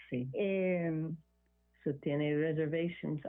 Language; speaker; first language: Spanish; non-native, learner; English